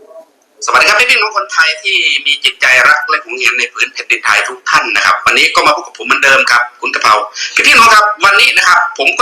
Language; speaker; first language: Thai; native; Thai